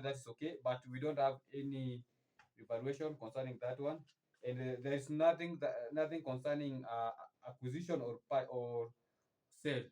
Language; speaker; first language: English; non-native, local second language; Swahili